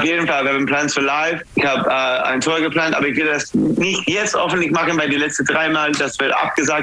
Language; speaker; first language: German; non-native, learner; English